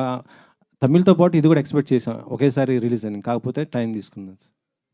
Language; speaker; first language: Telugu; native; Telugu